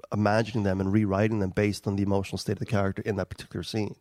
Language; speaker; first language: English; early bilingual, other home language; Albanian